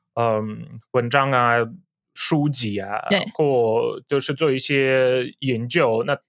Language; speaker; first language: Chinese; non-native, fluent; Polish